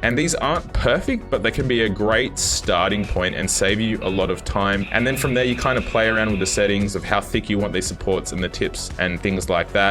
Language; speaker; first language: English; native; English